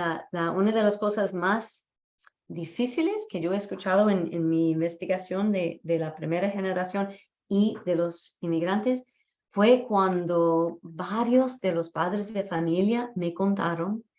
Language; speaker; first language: Spanish; non-native, fluent; English